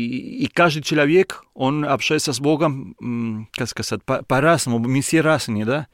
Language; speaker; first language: Russian; non-native, learner; Spanish